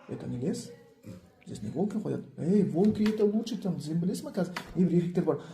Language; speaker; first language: Russian; non-native, local second language; Kazakh